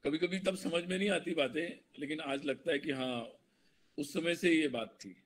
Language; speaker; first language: Hindi; non-native, local second language; Marathi